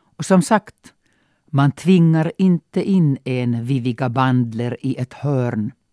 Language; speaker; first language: Swedish; non-native, local second language; Finnish